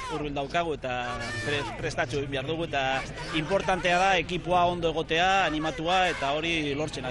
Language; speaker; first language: Basque; non-native, local second language; Spanish